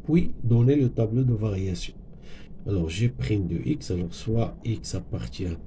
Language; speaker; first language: French; non-native, local second language; Arabic